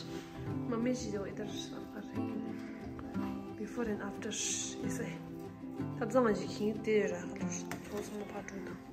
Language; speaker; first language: Hindi; non-native, local second language; Tibetan